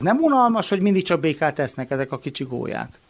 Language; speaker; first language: Hungarian; native; Hungarian